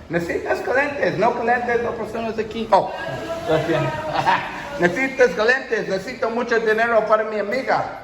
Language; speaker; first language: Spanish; non-native, learner; English